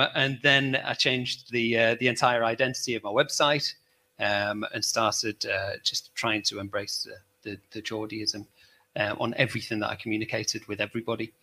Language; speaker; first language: English; native; English